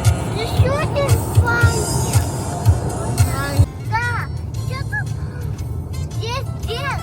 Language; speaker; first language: Russian; non-native, local second language; Yakut